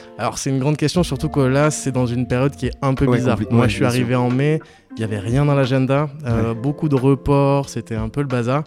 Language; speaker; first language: French; native; French